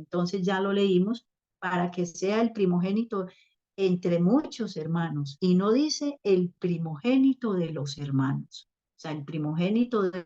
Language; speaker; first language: Spanish; native; Spanish